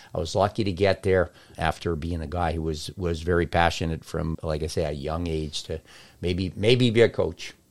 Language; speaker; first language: English; native; English